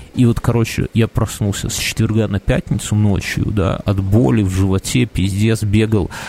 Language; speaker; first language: Russian; native; Russian